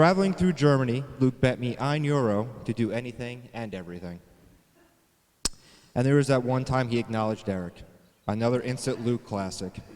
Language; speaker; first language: English; native; English